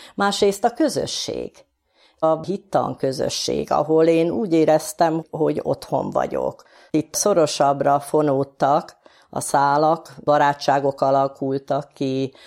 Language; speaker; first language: Hungarian; native; Hungarian